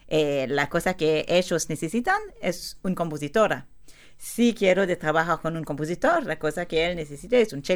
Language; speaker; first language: Spanish; non-native, learner; French